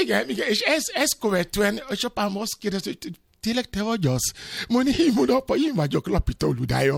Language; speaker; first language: Hungarian; non-native, fluent; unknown